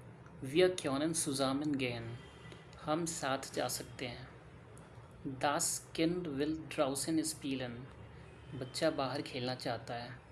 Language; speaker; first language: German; non-native, learner; Hindi